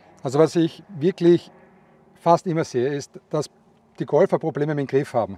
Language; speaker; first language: German; native; German